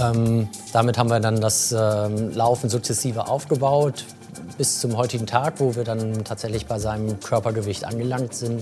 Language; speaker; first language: German; native; German